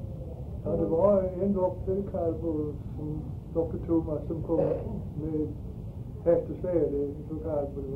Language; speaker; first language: Swedish; early bilingual, heritage; Swedish